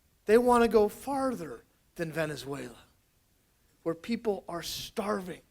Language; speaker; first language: English; native; English